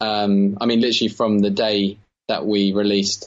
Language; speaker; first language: English; native; English